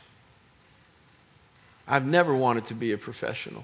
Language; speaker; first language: English; native; English